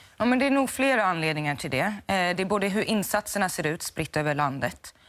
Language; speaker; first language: Swedish; native; Swedish